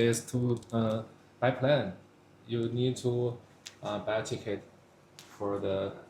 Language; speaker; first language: English; non-native, learner; Chinese